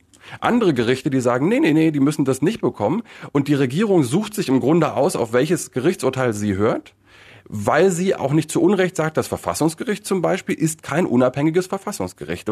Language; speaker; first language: German; native; German